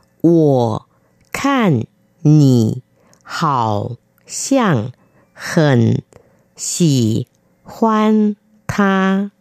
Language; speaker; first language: Chinese; non-native, fluent; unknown